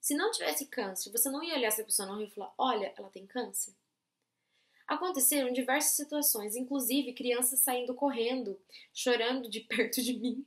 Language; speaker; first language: Portuguese; native; Portuguese